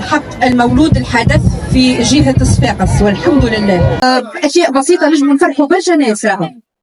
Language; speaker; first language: Arabic; native; Arabic